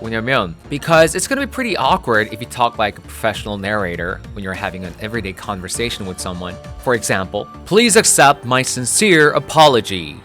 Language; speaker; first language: English; non-native, fluent; Korean